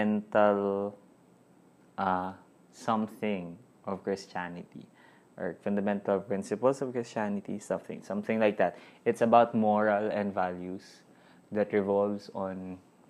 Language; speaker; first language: English; non-native, local second language; Filipino